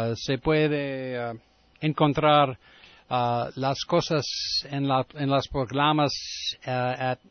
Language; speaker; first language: Spanish; non-native, learner; English